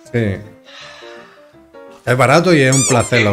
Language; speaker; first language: Spanish; native; Spanish